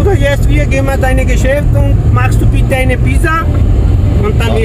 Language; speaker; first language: German; non-native, learner; Punjabi